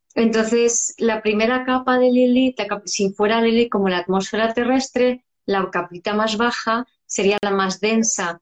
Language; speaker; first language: Spanish; native; Spanish